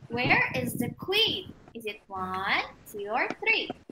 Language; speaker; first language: English; non-native, fluent; Chinese